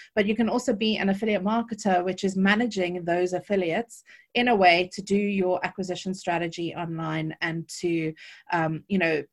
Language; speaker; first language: English; native; English